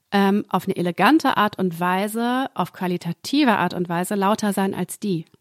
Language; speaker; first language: German; native; German